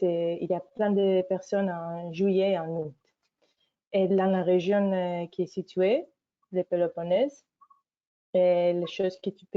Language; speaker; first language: French; non-native, fluent; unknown